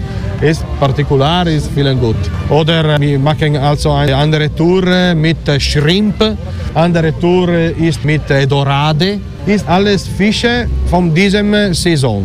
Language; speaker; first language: German; non-native, learner; Italian